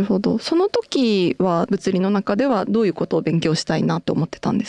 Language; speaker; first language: Japanese; native; Japanese